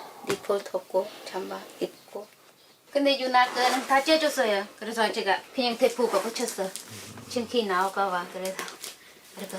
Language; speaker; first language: Korean; non-native, learner; Khmer